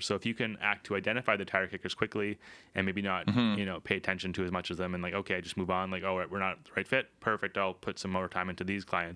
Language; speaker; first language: English; native; English